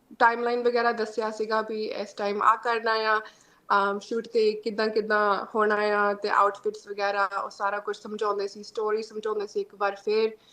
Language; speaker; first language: Punjabi; early bilingual, heritage; Punjabi